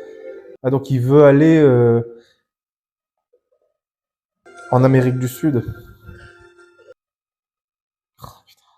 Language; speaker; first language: French; native; French